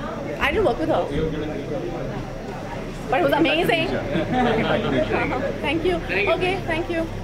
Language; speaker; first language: English; non-native, local second language; Hindi